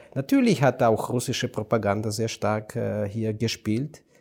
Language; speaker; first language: German; non-native, fluent; Ukrainian